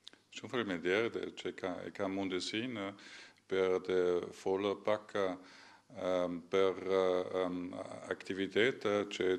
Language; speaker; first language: Albanian; non-native, learner; German